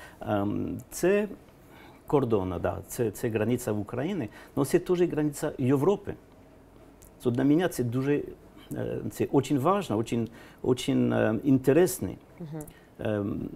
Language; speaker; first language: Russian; early bilingual, heritage; French